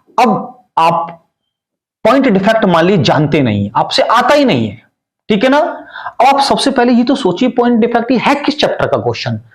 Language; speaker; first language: Hindi; native; Hindi